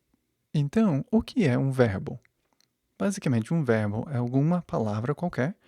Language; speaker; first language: Portuguese; non-native, fluent; English